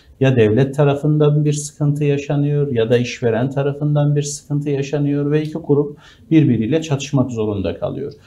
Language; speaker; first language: Turkish; native; Turkish